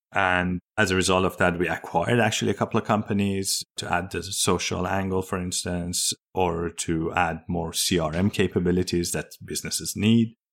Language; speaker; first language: English; early bilingual, other home language; Persian